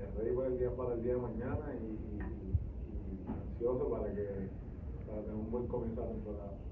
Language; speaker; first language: Spanish; native; Spanish